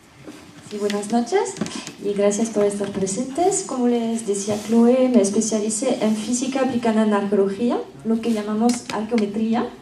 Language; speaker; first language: Spanish; non-native, fluent; French